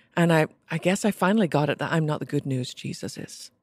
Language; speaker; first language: English; native; English